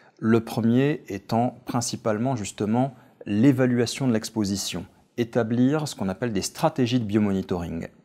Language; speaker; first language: French; native; French